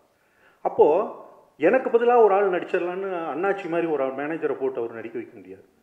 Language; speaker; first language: Tamil; native; Tamil